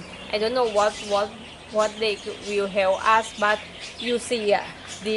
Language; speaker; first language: English; non-native, fluent; Thai